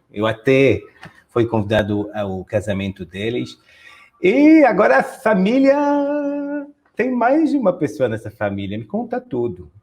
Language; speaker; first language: Portuguese; non-native, fluent; French